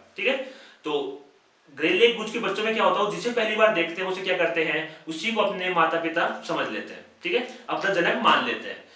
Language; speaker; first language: Hindi; native; Hindi